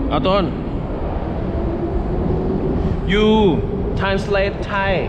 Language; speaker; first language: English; non-native, learner; Thai